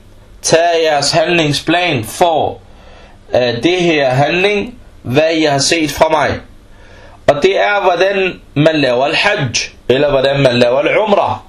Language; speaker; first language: Danish; non-native, fluent; Arabic